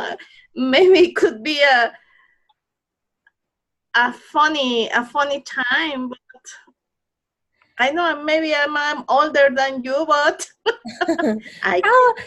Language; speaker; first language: English; non-native, learner; Spanish